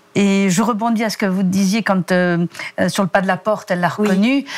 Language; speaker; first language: French; native; French